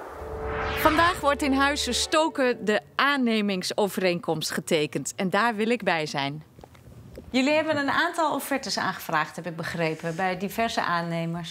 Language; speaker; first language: Dutch; native; Dutch